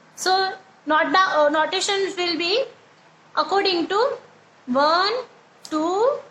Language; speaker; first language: English; non-native, local second language; Gujarati